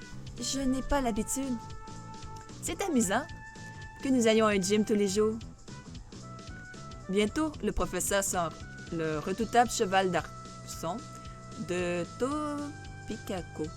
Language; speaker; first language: French; native; French